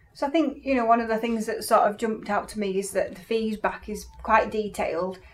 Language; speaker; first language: English; native; English